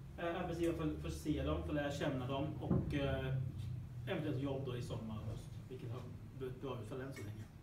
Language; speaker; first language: Swedish; native; Swedish